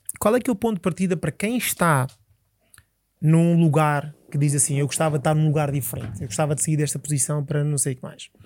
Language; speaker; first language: Portuguese; early bilingual, other home language; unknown